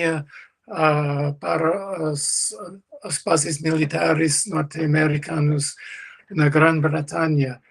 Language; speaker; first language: Portuguese; non-native, learner; English